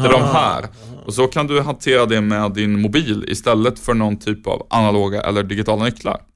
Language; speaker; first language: Swedish; native; Swedish